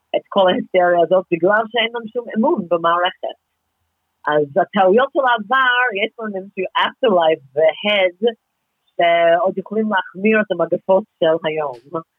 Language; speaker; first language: Hebrew; non-native, fluent; English